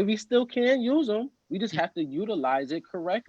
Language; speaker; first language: English; native; English